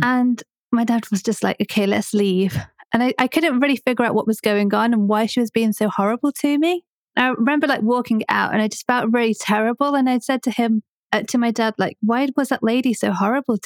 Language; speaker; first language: English; native; English